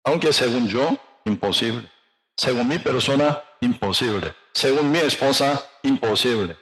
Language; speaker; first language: Spanish; non-native, learner; Korean